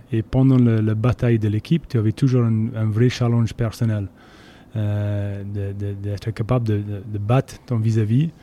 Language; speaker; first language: French; non-native, fluent; English